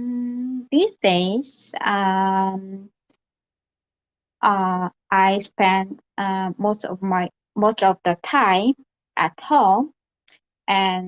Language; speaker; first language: English; non-native, learner; Korean